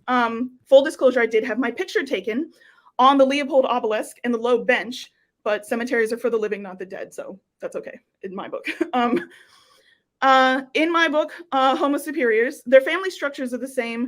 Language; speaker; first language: English; native; English